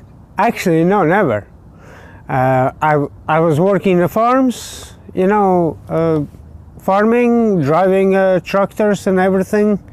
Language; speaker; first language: English; non-native, learner; Latvian